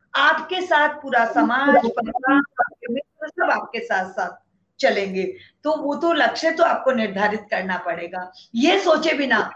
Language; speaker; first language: Hindi; native; Hindi